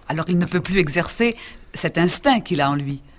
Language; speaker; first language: French; native; French